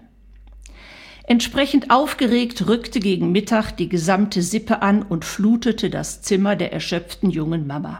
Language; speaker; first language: German; native; German